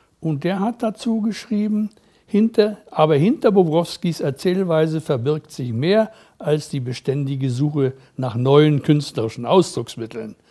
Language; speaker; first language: German; native; German